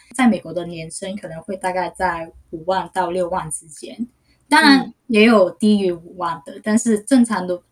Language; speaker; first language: Chinese; non-native, local second language; Cantonese